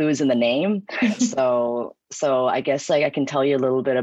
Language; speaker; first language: English; non-native, local second language; Cantonese